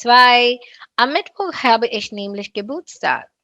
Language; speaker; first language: German; non-native, fluent; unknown